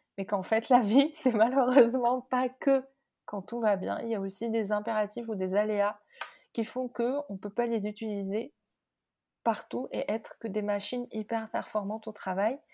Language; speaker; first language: French; non-native, local second language; Arabic